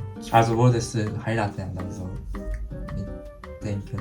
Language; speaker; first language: German; non-native, learner; Japanese